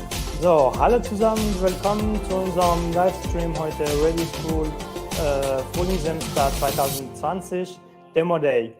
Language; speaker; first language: German; non-native, fluent; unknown